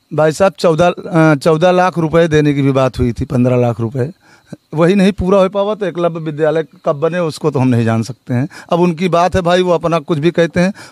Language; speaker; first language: Hindi; native; Hindi